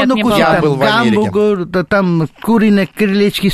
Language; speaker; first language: Russian; non-native, learner; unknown